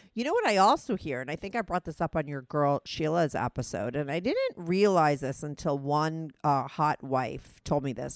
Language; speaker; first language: English; native; English